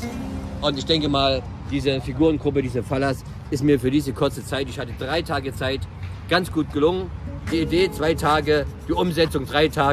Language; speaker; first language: German; native; German